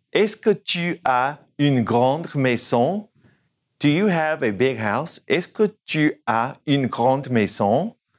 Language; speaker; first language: French; non-native, fluent; English